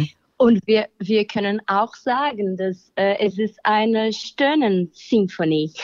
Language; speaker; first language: German; non-native, learner; Portuguese